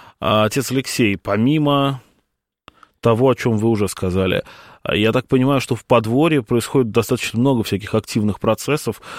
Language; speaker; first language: Russian; native; Russian